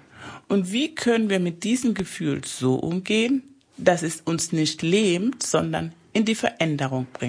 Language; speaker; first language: German; early bilingual, other home language; Spanish